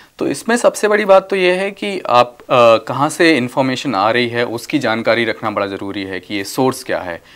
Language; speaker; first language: Hindi; native; Hindi